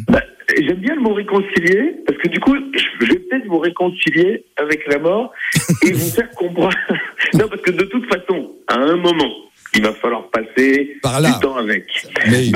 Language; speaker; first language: French; native; French